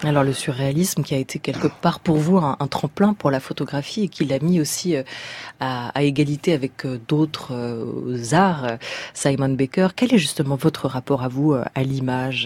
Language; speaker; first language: French; native; French